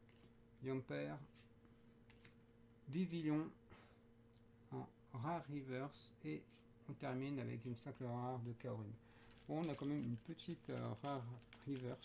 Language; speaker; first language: French; native; French